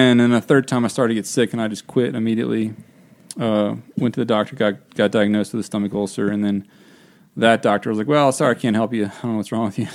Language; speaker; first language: English; native; English